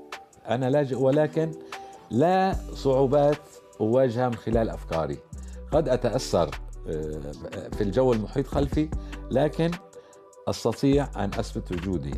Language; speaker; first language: Arabic; native; Arabic